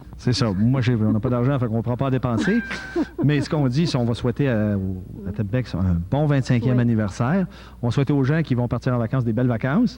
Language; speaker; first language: French; native; French